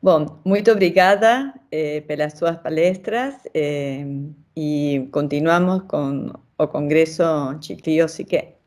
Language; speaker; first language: Portuguese; non-native, fluent; Spanish